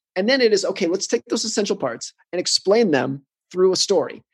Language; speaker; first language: English; native; English